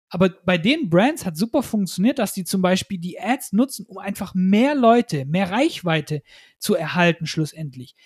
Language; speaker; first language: German; native; German